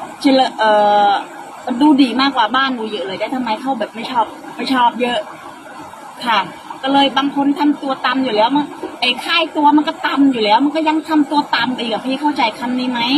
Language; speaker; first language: Thai; non-native, learner; Khmer